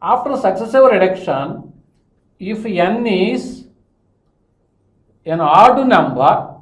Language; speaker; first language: English; non-native, local second language; Telugu